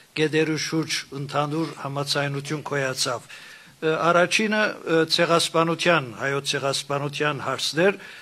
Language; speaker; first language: Armenian; native; Armenian